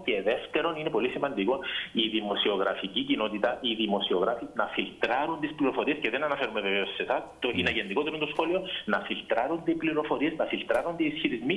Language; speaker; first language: Greek; native; Greek